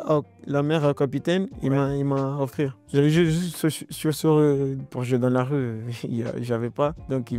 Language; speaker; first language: French; non-native, learner; Portuguese